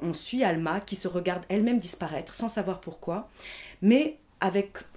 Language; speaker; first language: French; native; French